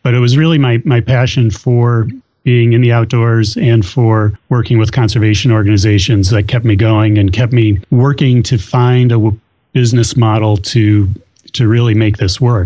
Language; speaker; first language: English; native; English